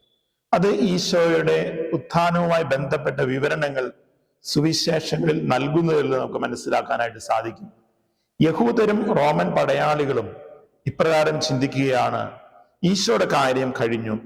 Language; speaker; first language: Malayalam; native; Malayalam